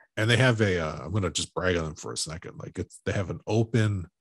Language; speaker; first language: English; native; English